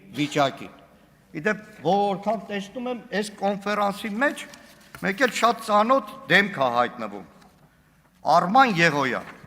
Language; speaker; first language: Armenian; native; Armenian